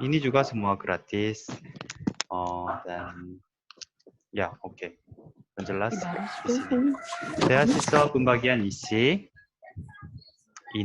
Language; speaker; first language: Indonesian; non-native, learner; Korean